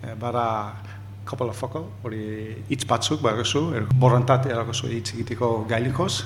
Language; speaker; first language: Basque; non-native, fluent; English